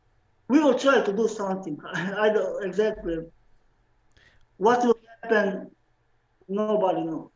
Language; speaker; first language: English; non-native, learner; Slovenian